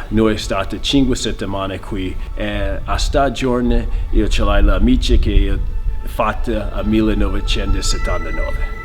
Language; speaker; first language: Italian; early bilingual, heritage; Italian